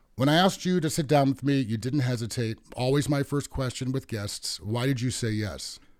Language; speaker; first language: English; native; English